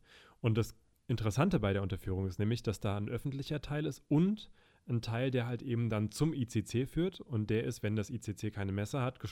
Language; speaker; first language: German; native; German